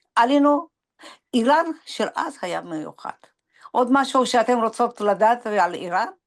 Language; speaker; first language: Hebrew; non-native, fluent; Persian